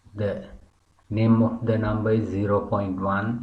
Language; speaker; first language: English; non-native, local second language; Sinhala